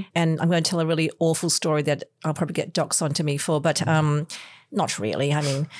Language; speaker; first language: English; non-native, local second language; Cantonese